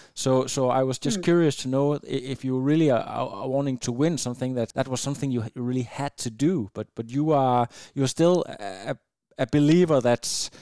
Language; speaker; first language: English; non-native, fluent; Danish